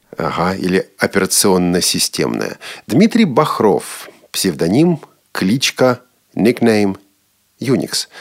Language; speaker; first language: Russian; native; Russian